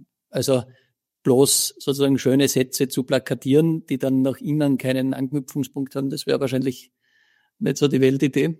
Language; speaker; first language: German; native; German